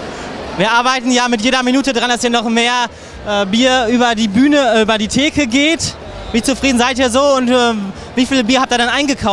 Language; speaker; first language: German; native; German